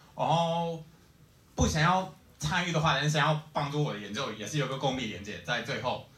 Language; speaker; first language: Chinese; non-native, fluent; English